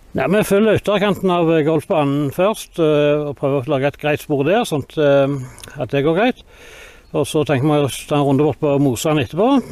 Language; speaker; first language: Norwegian; native; Norwegian